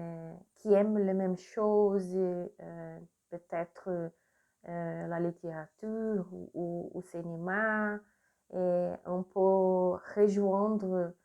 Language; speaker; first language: French; non-native, learner; Portuguese